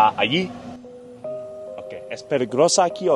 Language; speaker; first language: Spanish; non-native, learner; English